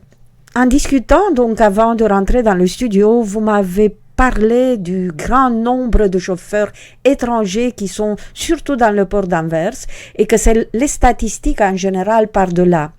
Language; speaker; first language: French; non-native, fluent; Romanian